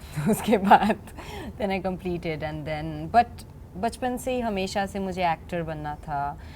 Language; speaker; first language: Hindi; non-native, local second language; Bangla